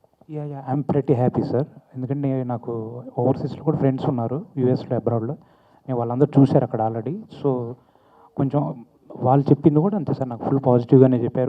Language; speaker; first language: Telugu; native; Telugu